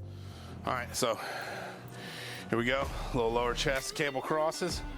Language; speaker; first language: English; native; English